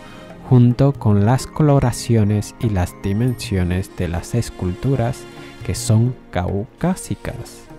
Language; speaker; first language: Spanish; native; Spanish